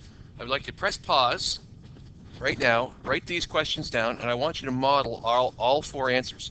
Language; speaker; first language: English; native; English